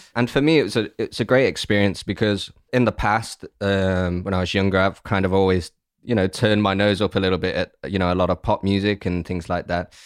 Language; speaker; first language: English; native; English